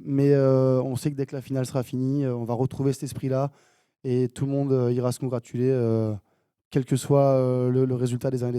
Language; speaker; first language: French; native; French